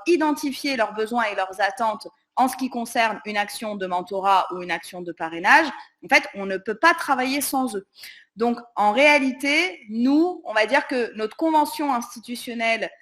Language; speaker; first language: French; native; French